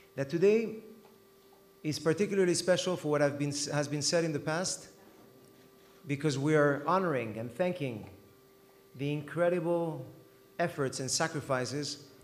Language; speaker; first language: English; non-native, fluent; Spanish